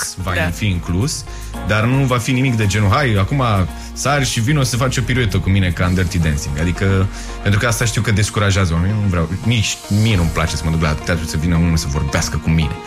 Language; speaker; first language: Romanian; native; Romanian